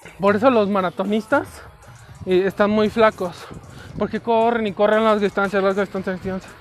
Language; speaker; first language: Spanish; native; Spanish